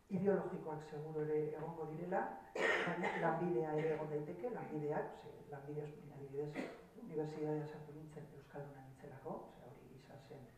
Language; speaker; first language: Basque; non-native, local second language; Spanish